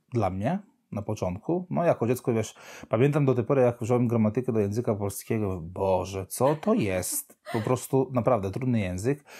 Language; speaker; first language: Polish; non-native, fluent; Italian